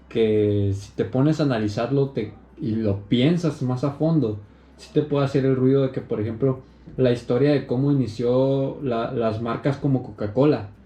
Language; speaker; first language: Spanish; native; Spanish